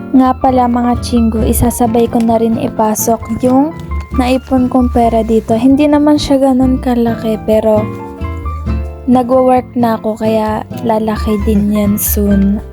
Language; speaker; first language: Filipino; native; Filipino